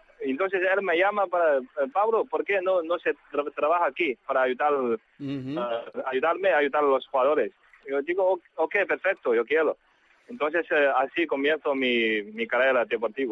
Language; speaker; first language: Spanish; non-native, learner; Chinese